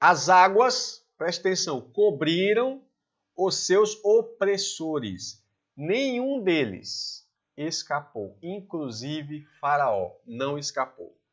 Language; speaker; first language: Portuguese; native; Portuguese